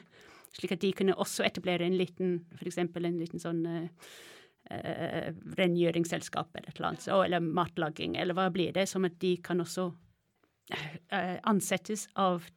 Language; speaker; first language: Norwegian; non-native, fluent; English